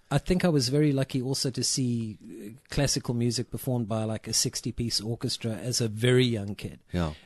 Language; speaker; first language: English; native; English